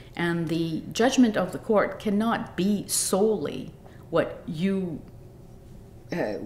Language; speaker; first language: English; native; English